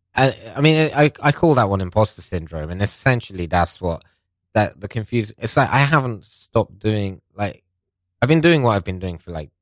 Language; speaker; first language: English; non-native, local second language; Persian